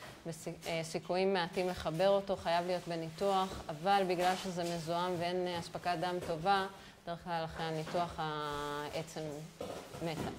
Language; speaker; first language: Hebrew; native; Hebrew